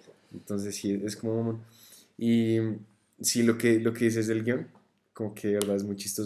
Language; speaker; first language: Spanish; native; Spanish